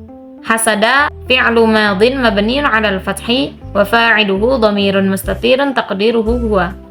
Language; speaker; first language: Arabic; non-native, learner; Indonesian